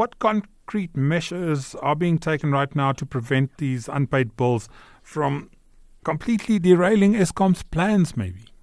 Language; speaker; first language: English; non-native, local second language; Afrikaans